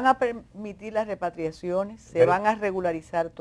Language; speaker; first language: Spanish; native; Spanish